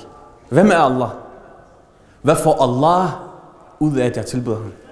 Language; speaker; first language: Danish; early bilingual, other home language; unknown